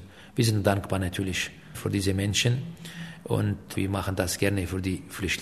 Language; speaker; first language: German; non-native, fluent; Aramaic